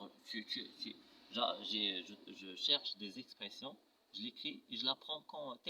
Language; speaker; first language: French; non-native, local second language; Arabic